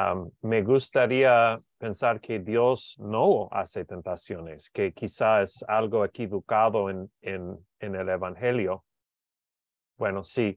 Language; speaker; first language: Spanish; non-native, learner; English